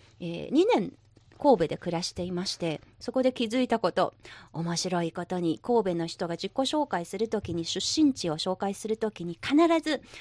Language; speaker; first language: Japanese; non-native, local second language; Chinese